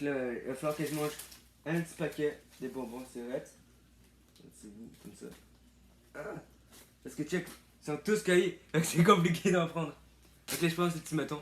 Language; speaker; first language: French; native; French